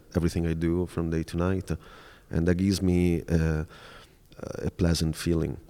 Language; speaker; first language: English; non-native, fluent; Italian